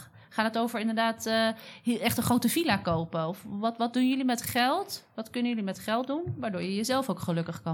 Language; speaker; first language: Dutch; native; Dutch